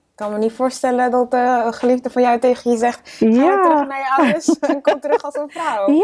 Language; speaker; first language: Dutch; native; Dutch